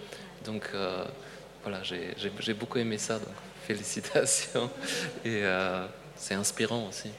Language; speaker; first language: French; non-native, fluent; Polish